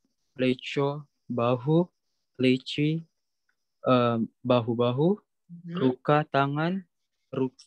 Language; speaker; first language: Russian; non-native, learner; Indonesian